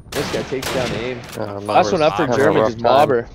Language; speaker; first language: English; native; English